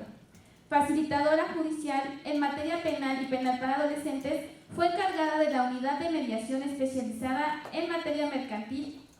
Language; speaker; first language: Spanish; native; Spanish